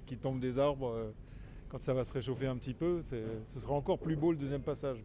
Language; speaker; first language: French; native; French